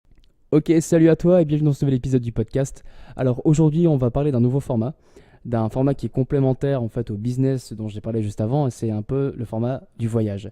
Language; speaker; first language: French; native; French